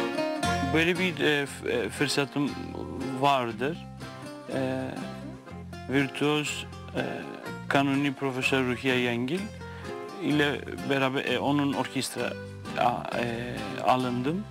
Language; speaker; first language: Turkish; non-native, fluent; Greek